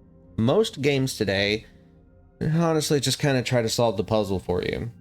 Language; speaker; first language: English; native; English